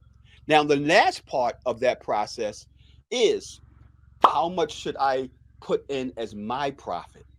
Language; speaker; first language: English; native; English